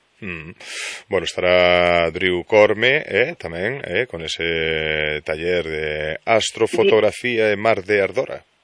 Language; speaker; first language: Galician; native; Galician